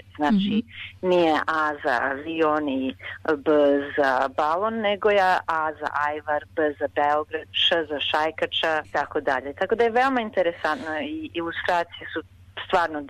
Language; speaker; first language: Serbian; early bilingual, heritage; Serbian